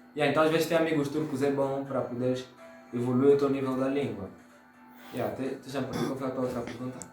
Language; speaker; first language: Portuguese; native; Portuguese